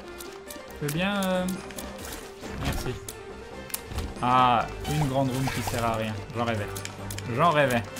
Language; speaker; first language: French; native; French